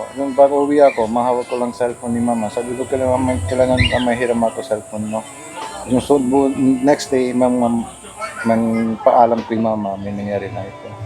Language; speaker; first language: Filipino; non-native, learner; Punjabi